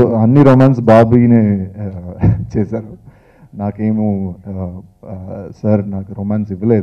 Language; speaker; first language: Telugu; non-native, learner; Tamil